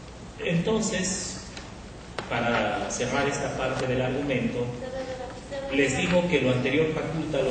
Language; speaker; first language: Spanish; native; Spanish